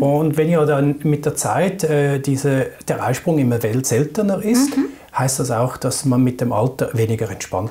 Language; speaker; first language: German; native; German